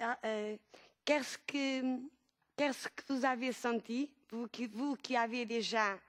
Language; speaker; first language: French; non-native, fluent; Portuguese